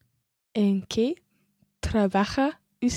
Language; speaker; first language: Spanish; non-native, learner; English